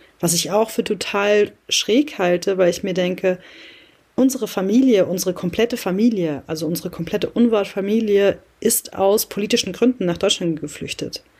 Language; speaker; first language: German; early bilingual, other home language; Kurdish